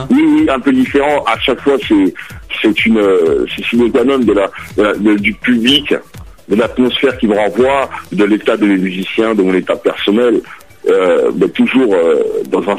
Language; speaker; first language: French; early bilingual, other home language; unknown